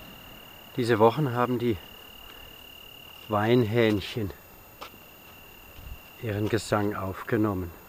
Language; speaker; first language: German; native; German